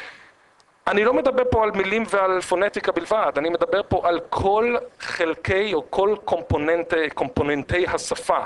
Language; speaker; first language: Hebrew; native; Hebrew